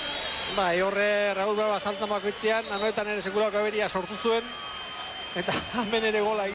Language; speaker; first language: Basque; native; Basque